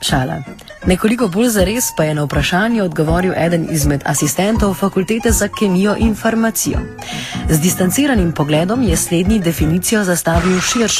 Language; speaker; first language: Slovenian; native; Slovenian